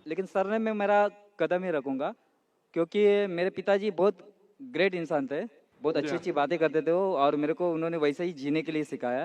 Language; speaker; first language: Hindi; non-native, local second language; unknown